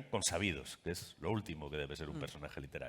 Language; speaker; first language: Spanish; native; Spanish